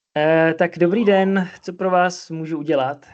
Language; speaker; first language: Czech; non-native, fluent; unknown